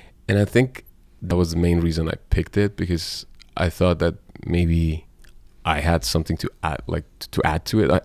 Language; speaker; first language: English; non-native, fluent; Persian